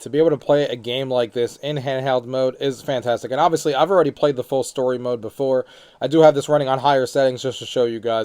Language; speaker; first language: English; native; English